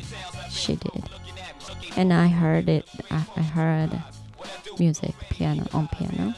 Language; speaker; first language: English; non-native, learner; Japanese